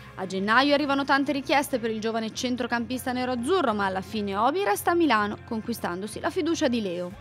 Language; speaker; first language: Italian; native; Italian